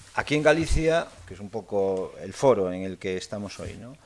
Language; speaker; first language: Spanish; non-native, local second language; Galician